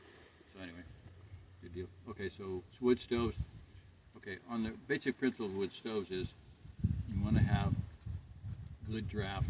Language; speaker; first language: English; native; English